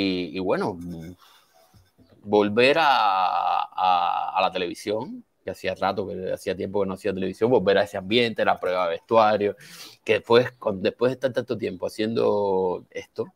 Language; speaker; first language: Spanish; native; Spanish